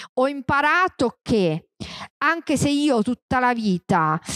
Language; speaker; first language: Italian; native; Italian